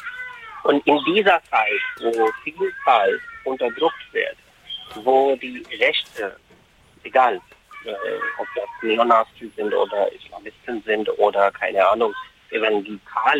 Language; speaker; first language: German; non-native, fluent; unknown